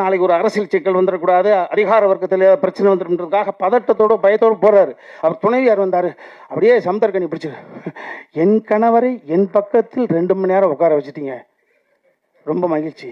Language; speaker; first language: Tamil; native; Tamil